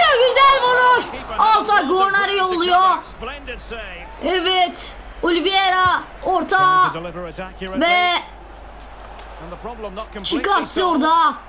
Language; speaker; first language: Turkish; non-native, learner; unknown